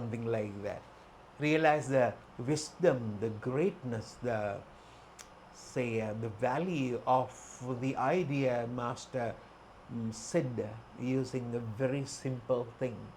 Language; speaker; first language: English; non-native, local second language; Sinhala